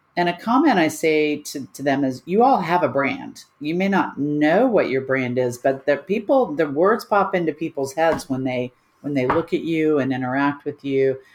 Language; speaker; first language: English; native; English